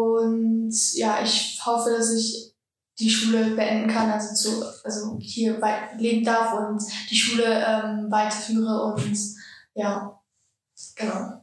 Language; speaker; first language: German; early bilingual, other home language; Georgian